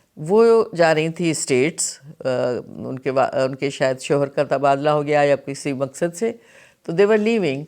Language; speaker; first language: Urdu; non-native, local second language; Sindhi